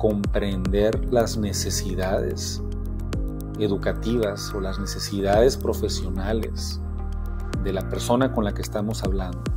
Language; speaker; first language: Spanish; native; Spanish